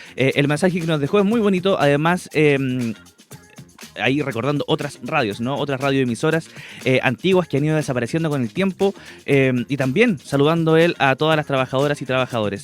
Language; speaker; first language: Spanish; native; Spanish